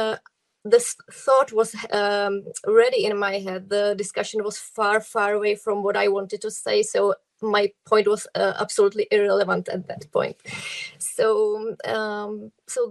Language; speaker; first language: English; non-native, fluent; Czech